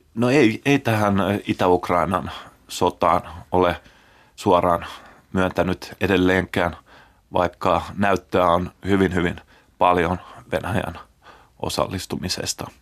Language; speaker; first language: Finnish; native; Finnish